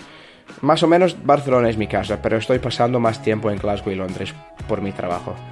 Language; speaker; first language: Spanish; non-native, learner; English